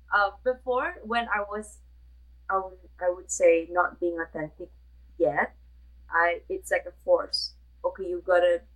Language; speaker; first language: English; non-native, local second language; Malay